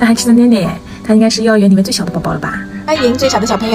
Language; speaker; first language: Chinese; native; Chinese